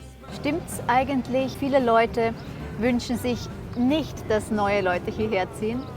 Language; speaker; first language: German; native; German